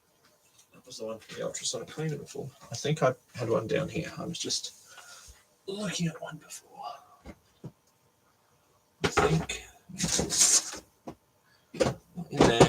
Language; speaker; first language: English; native; English